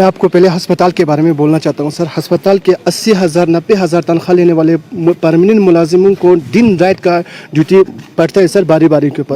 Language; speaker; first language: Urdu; non-native, local second language; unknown